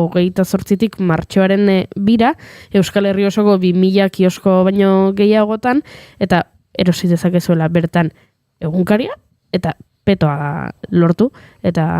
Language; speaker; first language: Basque; native; Basque